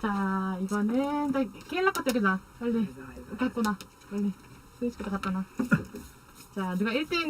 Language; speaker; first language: Korean; native; Korean